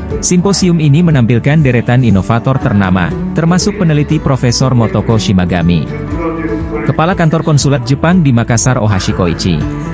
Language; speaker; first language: Indonesian; native; Indonesian